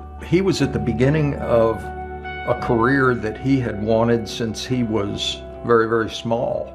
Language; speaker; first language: English; native; English